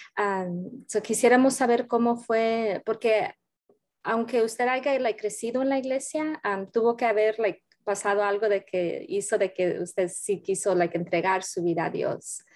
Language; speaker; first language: Spanish; early bilingual, heritage; Spanish